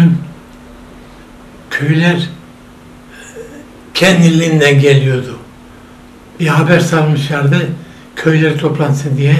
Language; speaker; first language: Turkish; non-native, local second language; Zaza